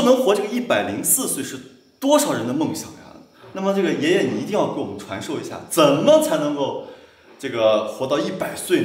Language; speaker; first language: Chinese; native; Chinese